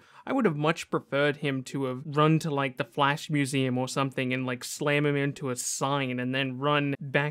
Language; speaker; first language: English; native; English